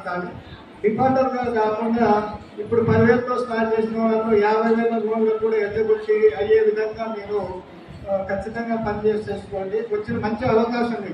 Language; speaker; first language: Telugu; native; Telugu